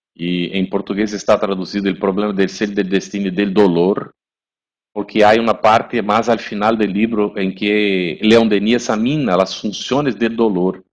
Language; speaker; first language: Spanish; non-native, fluent; Portuguese